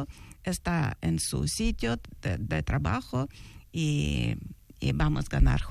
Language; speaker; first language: Spanish; non-native, learner; Ukrainian